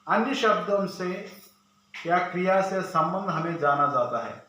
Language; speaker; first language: Hindi; non-native, local second language; Telugu